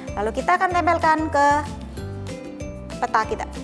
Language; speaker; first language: Indonesian; native; Indonesian